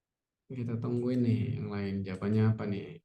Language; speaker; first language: Indonesian; native; Indonesian